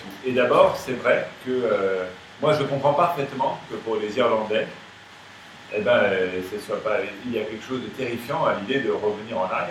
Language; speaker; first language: French; native; French